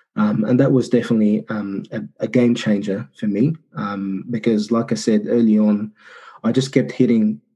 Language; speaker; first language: English; early bilingual, other home language; Arabic